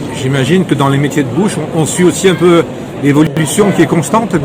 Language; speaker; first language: French; native; French